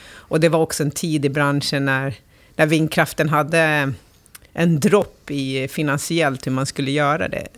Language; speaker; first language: Swedish; native; Swedish